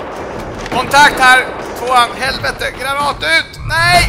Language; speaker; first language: Swedish; native; Swedish